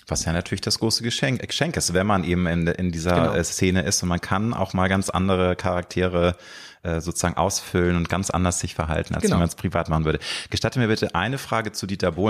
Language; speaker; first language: German; native; German